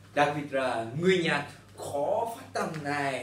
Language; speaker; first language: Vietnamese; non-native, learner; Japanese